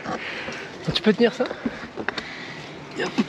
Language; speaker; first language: French; native; French